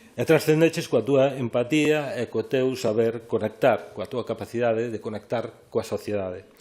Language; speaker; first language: Galician; native; Galician